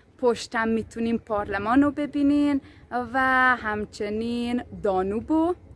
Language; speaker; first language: Persian; non-native, fluent; Hungarian